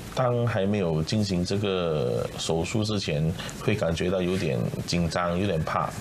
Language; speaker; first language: Chinese; native; Chinese